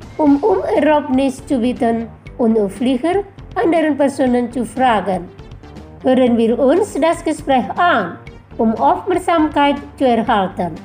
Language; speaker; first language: German; non-native, fluent; Indonesian